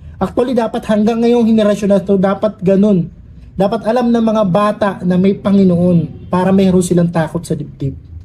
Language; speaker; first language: Filipino; non-native, local second language; Masbatenyo